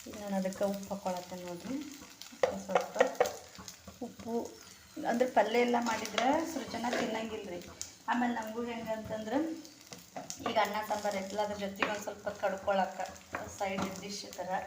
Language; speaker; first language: Kannada; native; Kannada